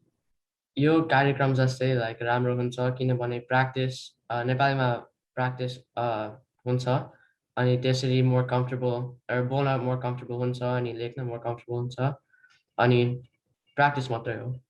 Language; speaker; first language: Nepali; early bilingual, heritage; Nepali